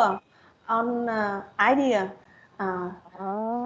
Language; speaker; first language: English; non-native, learner; Vietnamese